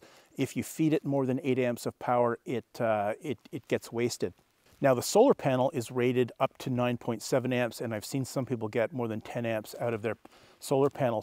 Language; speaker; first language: English; native; English